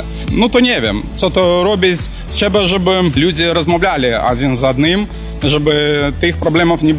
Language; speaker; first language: Ukrainian; non-native, learner; Belarusian